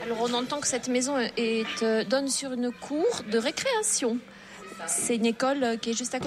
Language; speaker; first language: French; native; French